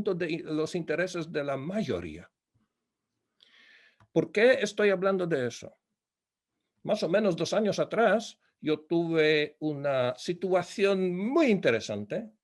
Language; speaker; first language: Spanish; non-native, fluent; Polish